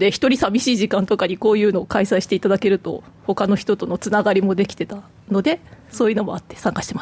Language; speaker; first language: Japanese; native; Japanese